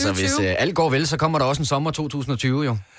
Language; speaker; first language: Danish; native; Danish